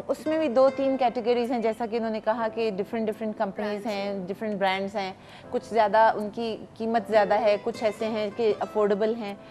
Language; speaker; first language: Urdu; native; Urdu